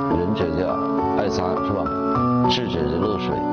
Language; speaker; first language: Chinese; native; Chinese